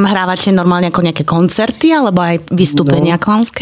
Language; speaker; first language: Slovak; native; Slovak